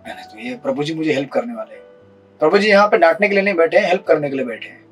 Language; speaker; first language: Hindi; non-native, local second language; Marathi